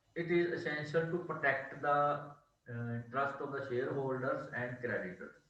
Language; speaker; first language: English; non-native, local second language; Punjabi